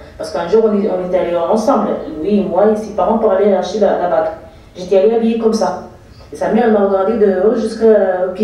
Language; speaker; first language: French; non-native, fluent; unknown